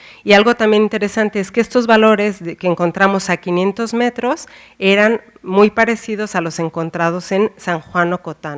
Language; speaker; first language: Spanish; native; Spanish